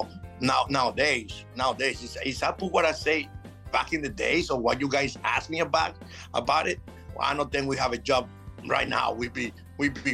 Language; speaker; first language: English; non-native, fluent; Spanish